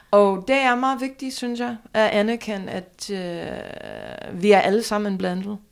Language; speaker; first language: Danish; non-native, fluent; English